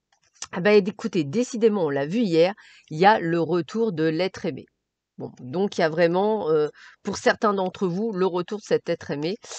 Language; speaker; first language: French; native; French